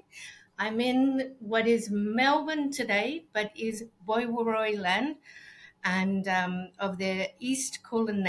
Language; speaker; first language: English; non-native, fluent; Spanish